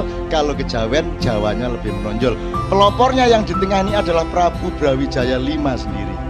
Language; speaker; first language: Indonesian; non-native, local second language; Javanese